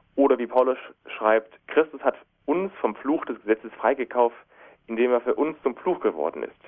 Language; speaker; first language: German; native; German